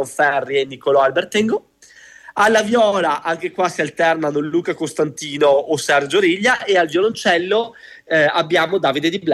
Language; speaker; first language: Italian; native; Italian